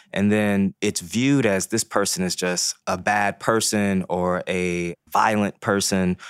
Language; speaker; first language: English; early bilingual, other home language; Haitian Creole